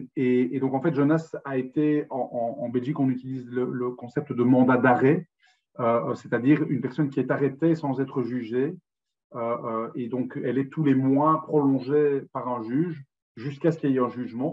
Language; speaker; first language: French; native; French